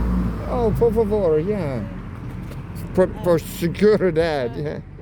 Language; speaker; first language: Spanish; non-native, learner; English